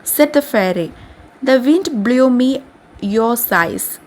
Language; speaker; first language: English; non-native, local second language; Malayalam